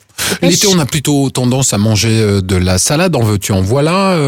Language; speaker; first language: French; native; French